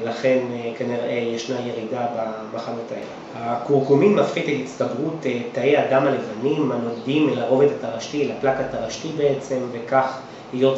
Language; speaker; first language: Hebrew; native; Hebrew